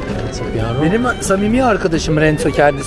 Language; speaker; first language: Turkish; early bilingual, heritage; Turkish